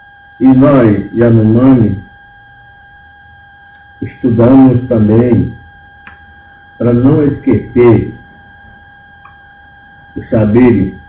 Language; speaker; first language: Portuguese; non-native, local second language; Yanomámi